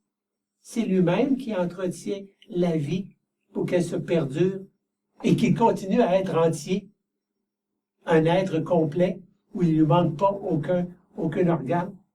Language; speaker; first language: French; native; French